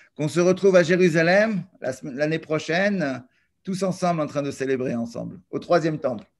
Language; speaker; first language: French; native; French